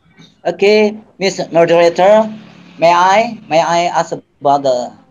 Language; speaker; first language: English; non-native, learner; Indonesian